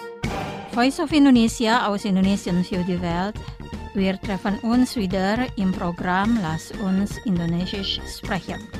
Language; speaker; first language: German; non-native, fluent; Indonesian